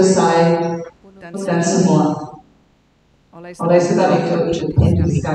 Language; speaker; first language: Indonesian; non-native, learner; English